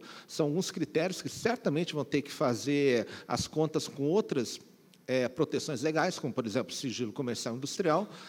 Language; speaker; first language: Portuguese; native; Portuguese